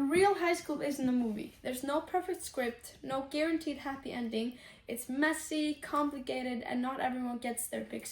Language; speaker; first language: English; non-native, learner; Icelandic